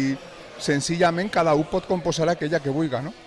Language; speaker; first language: Catalan; native; Catalan